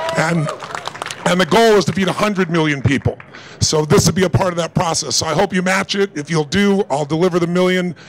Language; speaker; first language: English; native; English